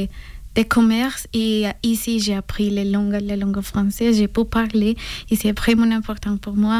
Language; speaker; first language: French; non-native, learner; Spanish